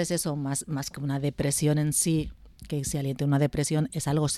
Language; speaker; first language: Spanish; native; Spanish